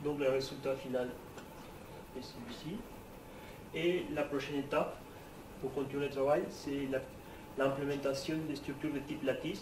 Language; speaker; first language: French; non-native, fluent; Spanish